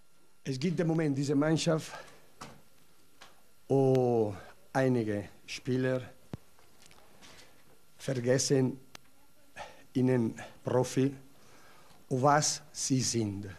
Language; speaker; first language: German; non-native, learner; Italian